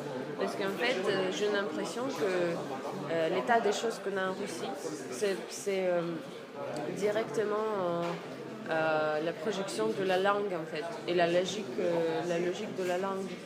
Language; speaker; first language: French; non-native, fluent; Russian